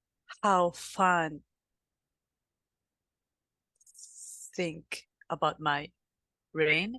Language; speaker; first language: English; non-native, learner; Japanese